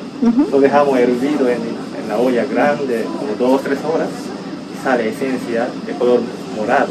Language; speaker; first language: Spanish; non-native, fluent; Japanese